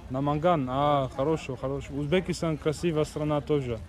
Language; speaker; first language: Russian; non-native, learner; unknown